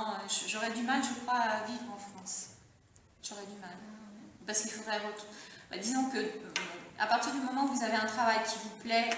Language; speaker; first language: French; early bilingual, other home language; Italian